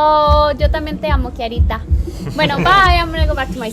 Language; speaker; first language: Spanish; native; Spanish